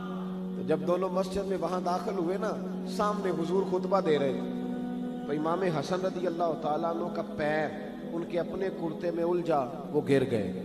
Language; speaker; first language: Urdu; native; Urdu